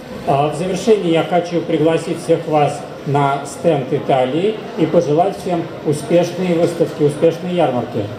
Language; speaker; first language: Russian; native; Russian